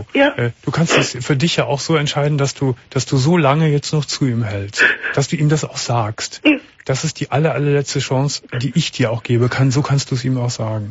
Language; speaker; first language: German; native; German